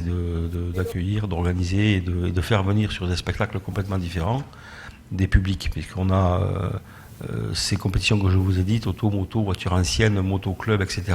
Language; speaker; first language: French; native; French